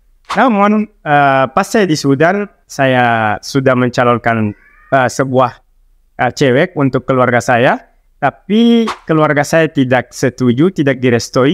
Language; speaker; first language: Indonesian; non-native, local second language; Arabic